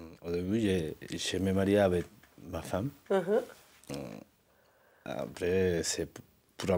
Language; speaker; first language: French; non-native, learner; Spanish